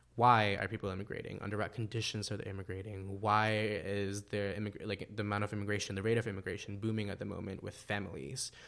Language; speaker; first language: English; non-native, fluent; Spanish